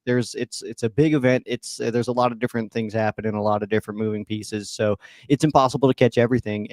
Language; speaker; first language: English; native; English